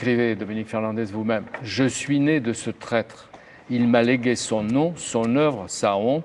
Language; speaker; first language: French; native; French